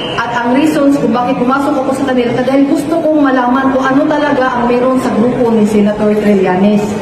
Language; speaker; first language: Filipino; non-native, local second language; Cebuano